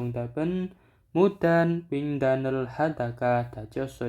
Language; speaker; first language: Korean; non-native, learner; Indonesian